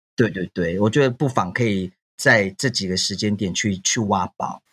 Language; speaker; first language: Chinese; native; Chinese